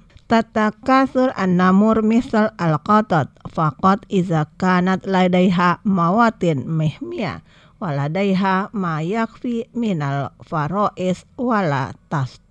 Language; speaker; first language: Arabic; non-native, fluent; Indonesian